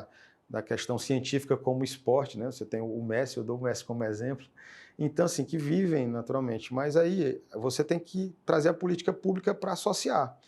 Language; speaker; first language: Portuguese; native; Portuguese